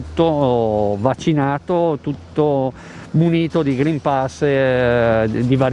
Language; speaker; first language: Italian; native; Italian